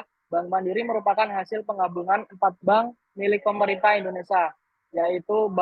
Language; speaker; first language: Indonesian; native; Indonesian